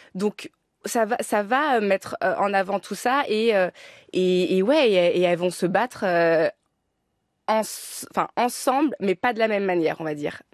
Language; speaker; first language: French; native; French